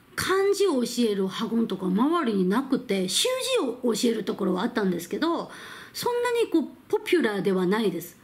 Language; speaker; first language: Japanese; non-native, fluent; Korean